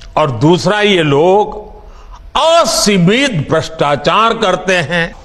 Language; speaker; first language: Hindi; non-native, local second language; Gujarati